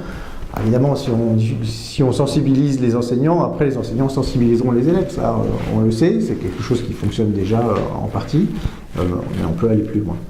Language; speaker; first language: French; native; French